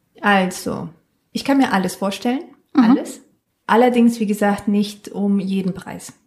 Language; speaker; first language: German; non-native, fluent; Spanish